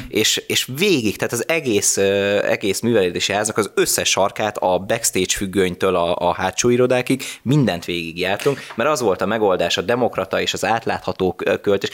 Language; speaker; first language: Hungarian; native; Hungarian